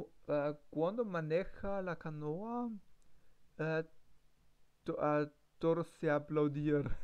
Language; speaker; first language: Spanish; non-native, learner; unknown